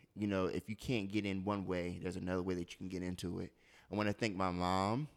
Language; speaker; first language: English; native; English